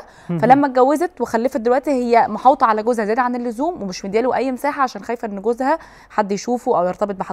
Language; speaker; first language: Arabic; native; Arabic